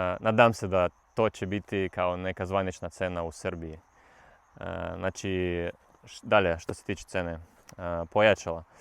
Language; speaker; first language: Bosnian; non-native, learner; Russian